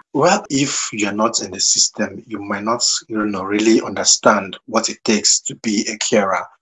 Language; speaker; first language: English; non-native, local second language; Igbo